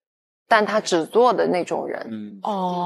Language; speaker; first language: Chinese; early bilingual, heritage; Chinese